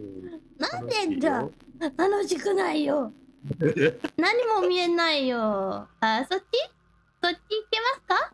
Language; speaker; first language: Japanese; non-native, learner; Thai